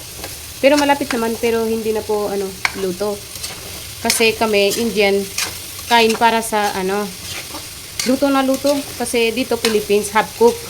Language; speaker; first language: Filipino; non-native, learner; Punjabi